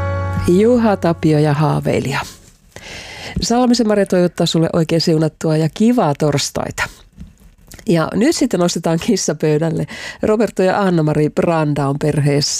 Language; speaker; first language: Finnish; native; Finnish